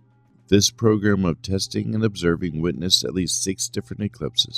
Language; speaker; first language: English; native; English